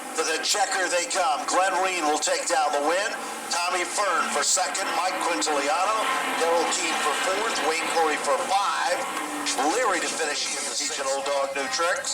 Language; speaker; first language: English; native; English